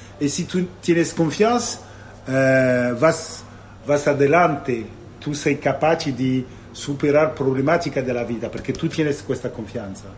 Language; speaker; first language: Spanish; non-native, learner; Italian